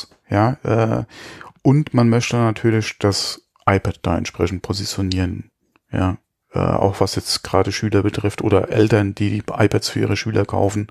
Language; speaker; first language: German; native; German